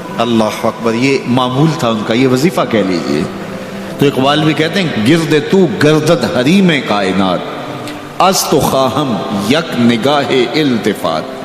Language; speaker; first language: Urdu; non-native, local second language; Punjabi